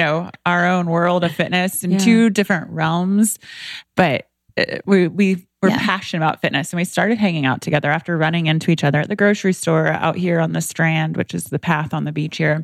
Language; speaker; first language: English; native; English